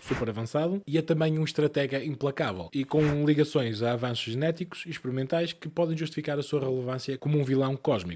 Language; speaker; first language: Portuguese; native; Portuguese